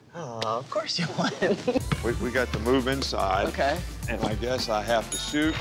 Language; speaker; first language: English; native; English